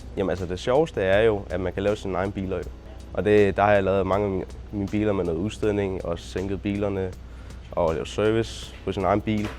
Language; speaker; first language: Danish; native; Danish